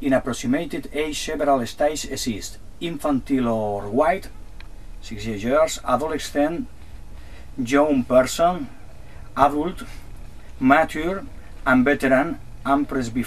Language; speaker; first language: English; non-native, learner; Spanish